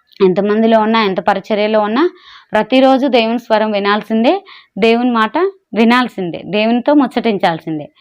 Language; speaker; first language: Telugu; non-native, local second language; Urdu